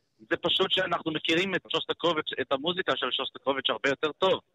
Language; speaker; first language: Hebrew; non-native, learner; English